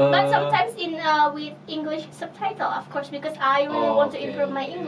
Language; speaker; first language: English; non-native, fluent; Indonesian